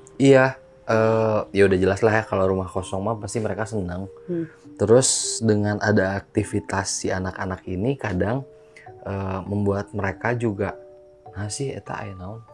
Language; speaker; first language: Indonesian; non-native, local second language; Sundanese